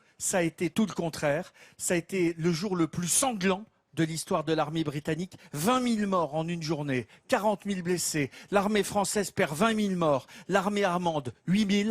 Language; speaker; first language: French; native; French